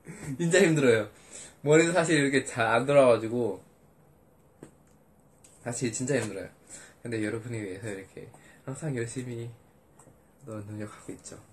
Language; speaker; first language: Korean; non-native, fluent; Indonesian